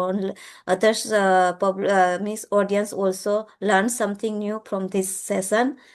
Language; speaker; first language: English; non-native, learner; Gujarati